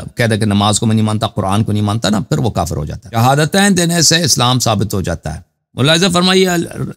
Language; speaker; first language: Urdu; non-native, fluent; Persian